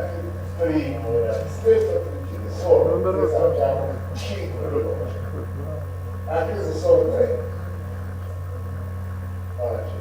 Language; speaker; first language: Italian; non-native, learner; Russian